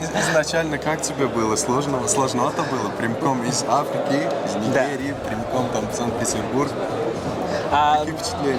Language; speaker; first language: Russian; non-native, local second language; Turkmen